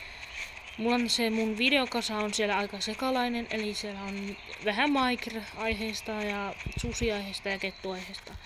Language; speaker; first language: Finnish; native; Finnish